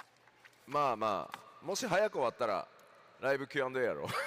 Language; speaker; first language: Japanese; native; Japanese